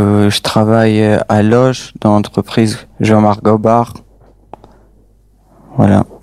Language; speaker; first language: French; non-native, fluent; Albanian